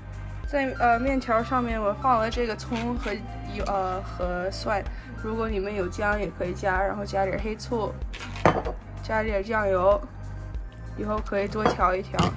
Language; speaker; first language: Chinese; early bilingual, heritage; Chinese